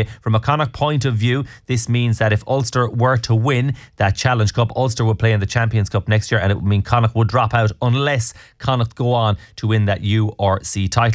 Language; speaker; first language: English; native; English